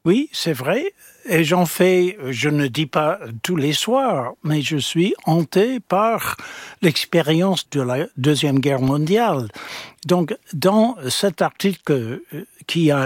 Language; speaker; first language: French; non-native, fluent; English